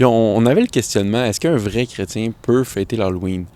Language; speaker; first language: French; native; French